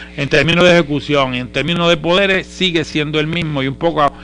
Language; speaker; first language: Spanish; native; Spanish